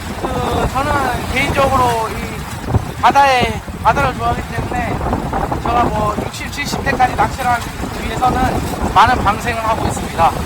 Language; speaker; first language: Korean; native; Korean